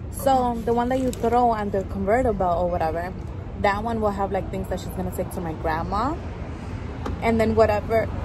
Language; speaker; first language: English; early bilingual, other home language; Spanish